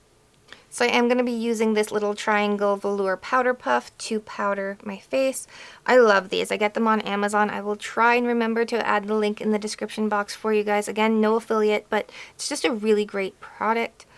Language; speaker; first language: English; native; English